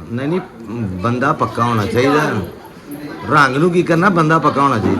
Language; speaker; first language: Urdu; non-native, local second language; Punjabi